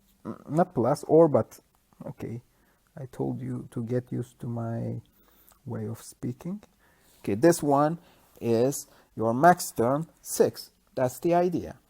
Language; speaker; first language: English; non-native, fluent; Turkish